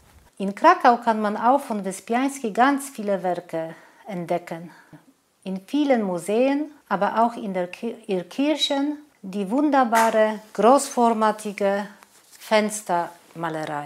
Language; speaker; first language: German; non-native, fluent; Polish